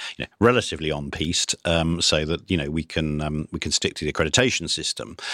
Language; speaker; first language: English; native; English